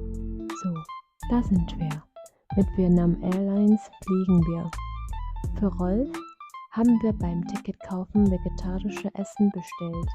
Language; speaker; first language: German; non-native, fluent; Vietnamese